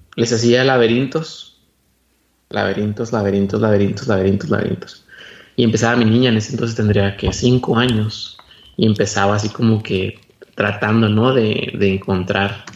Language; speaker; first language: Spanish; native; Spanish